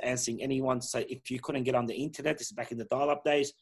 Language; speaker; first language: English; early bilingual, other home language; Persian